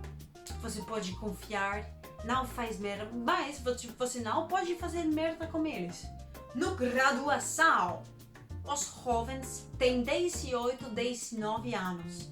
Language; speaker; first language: Portuguese; non-native, learner; Danish